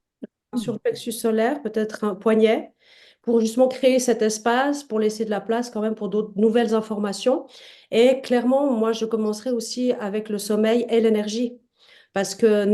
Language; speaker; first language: French; native; French